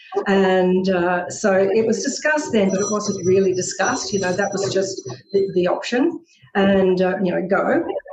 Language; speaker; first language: English; native; English